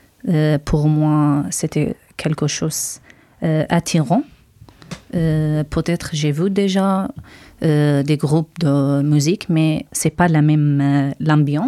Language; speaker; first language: French; non-native, learner; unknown